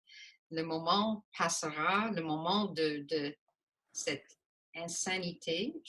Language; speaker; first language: French; non-native, local second language; English